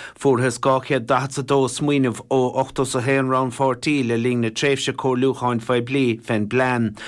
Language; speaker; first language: Irish; native; Irish